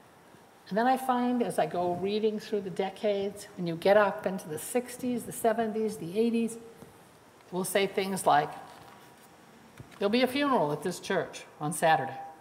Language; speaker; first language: English; native; English